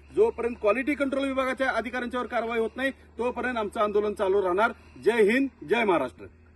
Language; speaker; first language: Marathi; native; Marathi